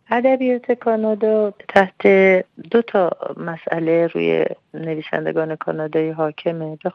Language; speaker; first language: Persian; non-native, local second language; Armenian